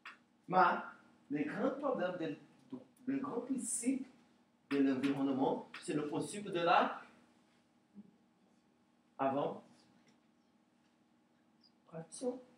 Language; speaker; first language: French; non-native, learner; Portuguese